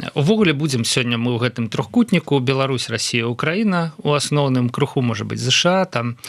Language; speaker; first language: Belarusian; non-native, local second language; Russian